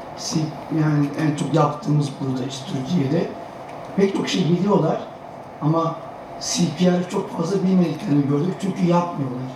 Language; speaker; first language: Turkish; native; Turkish